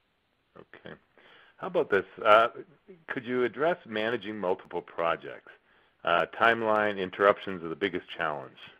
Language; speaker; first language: English; native; English